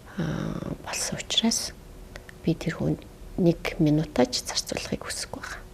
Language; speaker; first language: Mongolian; native; Mongolian